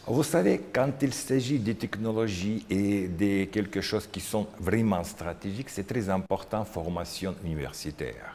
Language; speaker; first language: French; non-native, learner; Russian